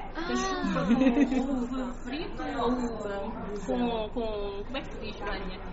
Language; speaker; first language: Portuguese; non-native, local second language; Kabuverdianu